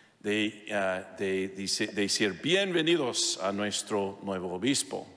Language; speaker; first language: Spanish; non-native, fluent; English